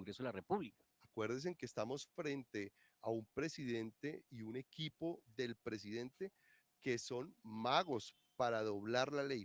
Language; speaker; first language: Spanish; native; Spanish